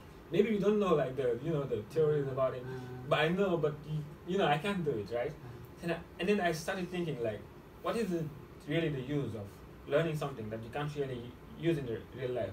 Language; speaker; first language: English; non-native, fluent; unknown